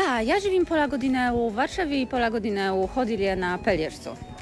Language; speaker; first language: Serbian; non-native, learner; Polish